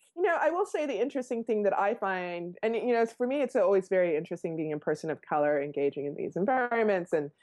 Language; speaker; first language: English; native; English